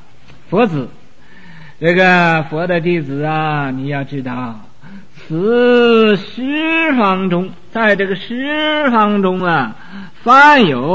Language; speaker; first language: Chinese; native; Chinese